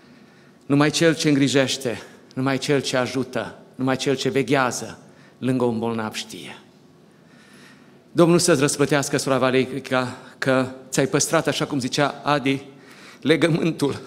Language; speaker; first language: Romanian; native; Romanian